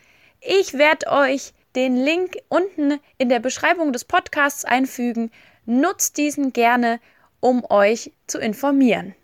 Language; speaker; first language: German; native; German